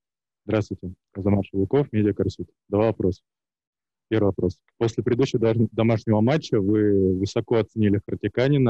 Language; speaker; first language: Russian; native; Russian